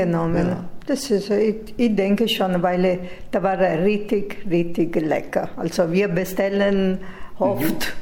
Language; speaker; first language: German; non-native, fluent; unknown